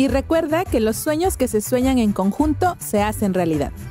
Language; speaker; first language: Spanish; native; Spanish